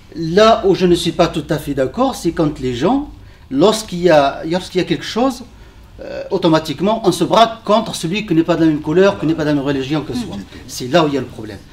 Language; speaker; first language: French; non-native, local second language; Arabic